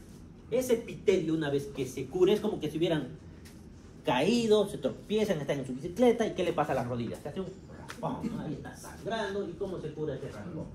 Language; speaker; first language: Spanish; native; Spanish